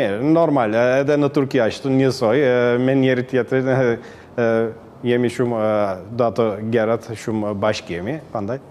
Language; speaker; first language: Albanian; early bilingual, heritage; Albanian